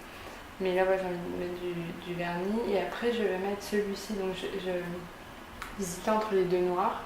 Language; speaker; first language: French; native; French